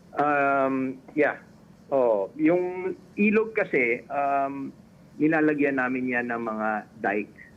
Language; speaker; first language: Filipino; native; Filipino